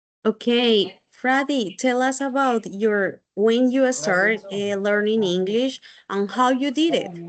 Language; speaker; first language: English; non-native, learner; Spanish